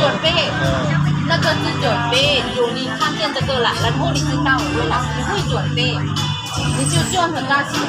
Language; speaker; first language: Chinese; non-native, learner; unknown